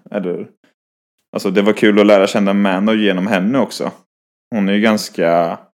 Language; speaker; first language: Swedish; native; Swedish